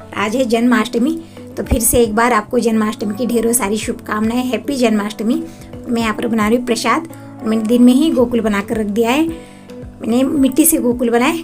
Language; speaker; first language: Hindi; non-native, local second language; Marathi